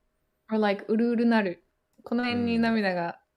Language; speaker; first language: Japanese; native; Japanese